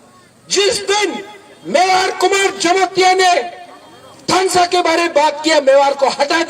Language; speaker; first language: Hindi; non-native, local second language; Kok Borok